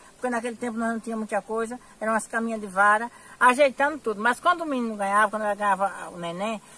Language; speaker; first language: Portuguese; native; Portuguese